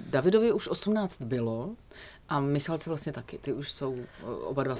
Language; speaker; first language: Czech; native; Czech